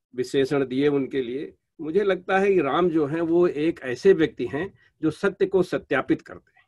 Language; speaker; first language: Hindi; native; Hindi